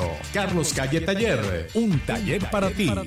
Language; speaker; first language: Spanish; native; Spanish